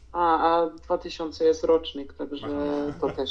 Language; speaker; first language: Polish; non-native, fluent; Serbian